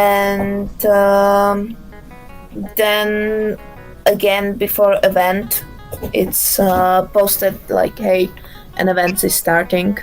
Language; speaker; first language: English; non-native, fluent; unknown